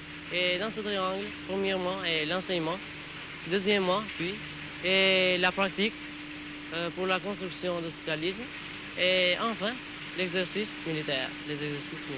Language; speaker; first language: French; non-native, learner; Albanian